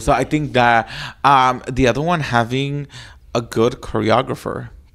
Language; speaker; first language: English; early bilingual, other home language; Spanish